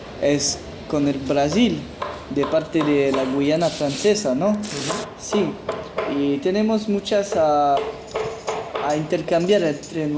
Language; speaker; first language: Spanish; non-native, fluent; French